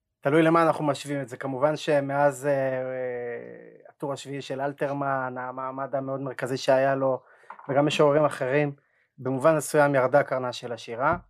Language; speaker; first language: Hebrew; early bilingual, other home language; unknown